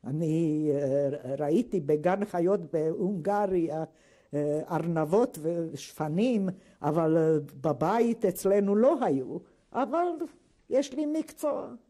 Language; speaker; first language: Hebrew; non-native, fluent; Hungarian